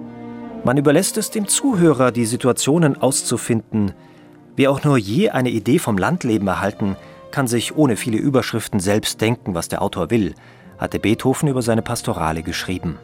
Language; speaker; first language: German; native; German